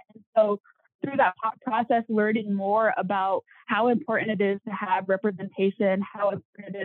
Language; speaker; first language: English; native; English